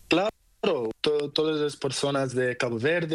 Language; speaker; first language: Spanish; non-native, learner; Portuguese